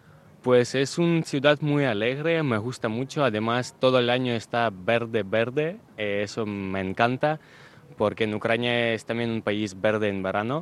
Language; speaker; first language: Spanish; non-native, fluent; Ukrainian